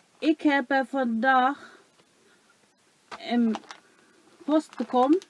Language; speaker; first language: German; non-native, learner; Dutch